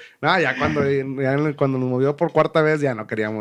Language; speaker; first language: Spanish; native; Spanish